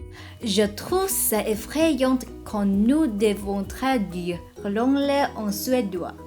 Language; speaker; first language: French; non-native, learner; Vietnamese